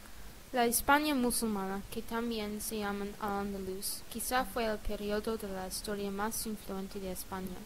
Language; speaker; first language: Spanish; non-native, learner; English